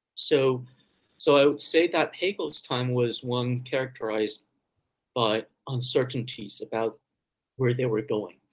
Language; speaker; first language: English; early bilingual, other home language; Chinese